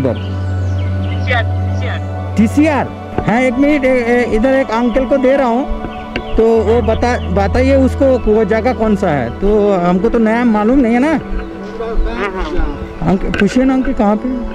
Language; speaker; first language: Hindi; non-native, local second language; Bangla